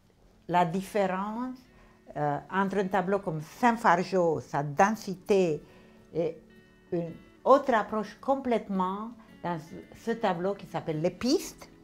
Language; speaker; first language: French; non-native, fluent; Portuguese